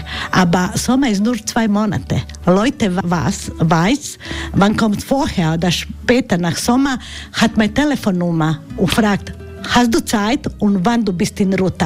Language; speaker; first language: German; non-native, learner; Croatian